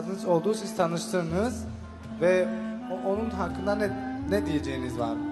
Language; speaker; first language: Turkish; non-native, fluent; Tajik